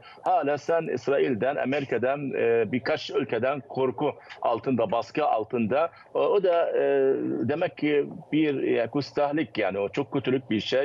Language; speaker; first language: Turkish; non-native, fluent; Arabic